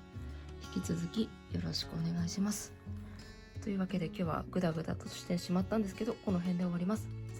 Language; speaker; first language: Japanese; native; Japanese